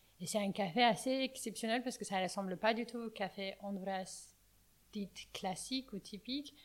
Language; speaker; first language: French; non-native, fluent; Romanian